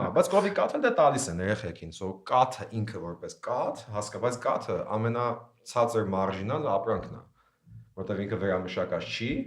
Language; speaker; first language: Armenian; early bilingual, heritage; Armenian